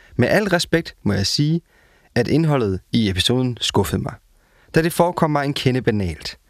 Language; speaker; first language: Danish; native; Danish